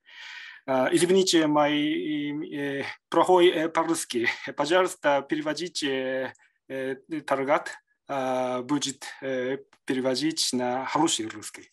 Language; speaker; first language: Russian; non-native, learner; Japanese